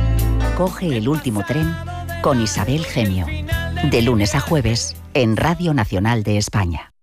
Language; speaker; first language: Spanish; native; Spanish